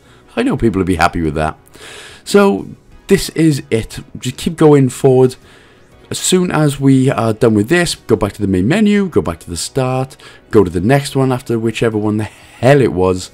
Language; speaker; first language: English; native; English